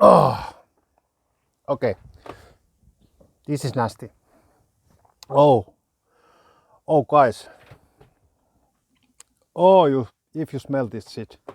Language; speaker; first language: English; non-native, learner; Finnish